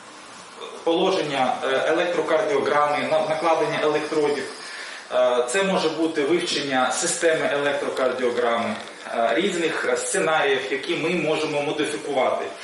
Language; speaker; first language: Ukrainian; native; Ukrainian